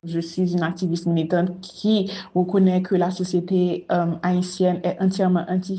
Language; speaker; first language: French; non-native, local second language; Haitian Creole